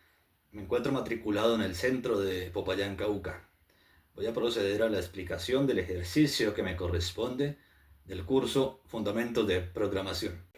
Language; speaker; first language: Spanish; native; Spanish